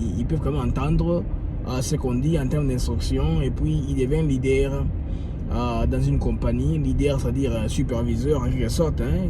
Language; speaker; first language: French; non-native, local second language; Lingala